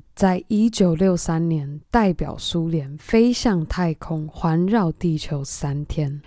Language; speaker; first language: Chinese; native; Chinese